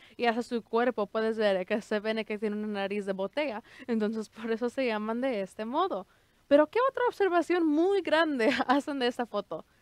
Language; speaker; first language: Spanish; early bilingual, heritage; Spanish